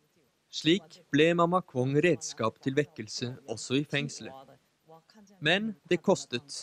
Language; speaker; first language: Norwegian; native; Norwegian